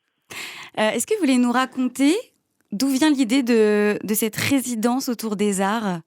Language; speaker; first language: French; native; French